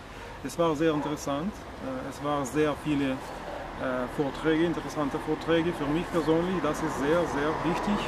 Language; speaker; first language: German; non-native, learner; Russian